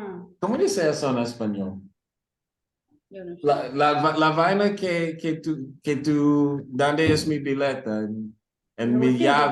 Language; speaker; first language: Spanish; non-native, learner; English